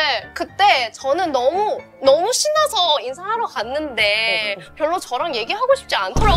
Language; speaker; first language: Korean; non-native, fluent; Thai